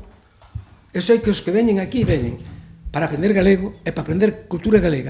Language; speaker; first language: Galician; native; Galician